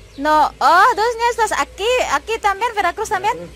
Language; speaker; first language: Spanish; non-native, learner; Indonesian